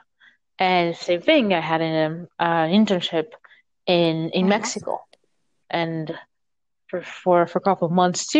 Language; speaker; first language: English; non-native, fluent; French